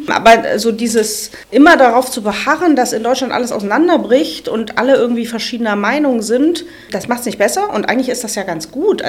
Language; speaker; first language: German; native; German